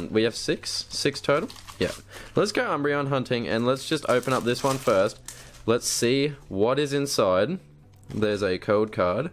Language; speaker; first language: English; native; English